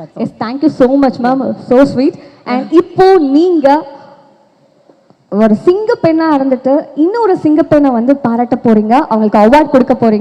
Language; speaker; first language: Tamil; native; Tamil